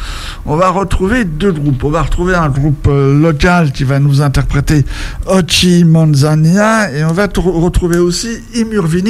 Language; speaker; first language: French; native; French